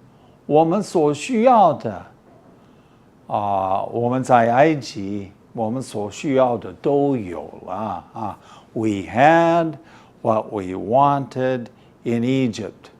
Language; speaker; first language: Chinese; early bilingual, heritage; English